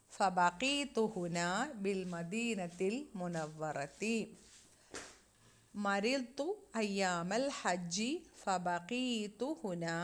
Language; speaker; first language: Arabic; non-native, fluent; Malayalam